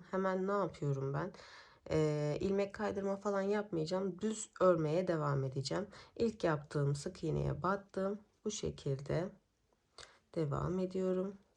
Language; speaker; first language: Turkish; native; Turkish